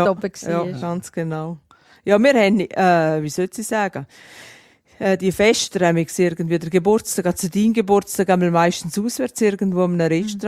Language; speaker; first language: German; native; German